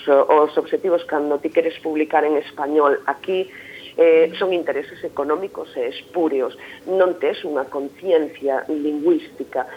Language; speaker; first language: Galician; native; Galician